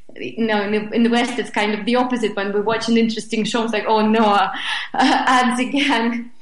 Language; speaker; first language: English; non-native, fluent; Russian